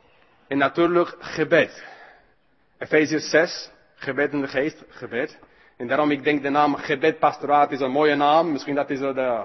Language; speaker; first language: Dutch; non-native, fluent; English